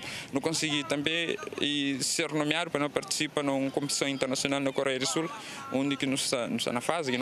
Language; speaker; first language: Portuguese; non-native, local second language; Kabuverdianu